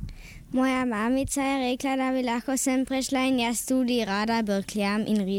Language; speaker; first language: Slovenian; non-native, local second language; German